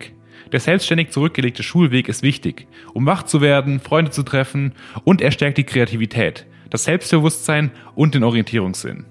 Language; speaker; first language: German; native; German